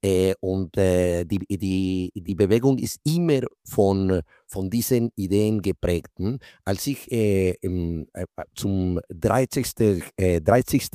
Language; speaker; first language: German; non-native, fluent; Spanish